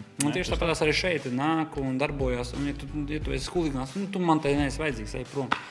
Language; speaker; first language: Latvian; native; Latvian